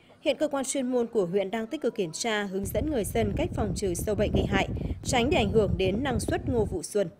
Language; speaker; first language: Vietnamese; native; Vietnamese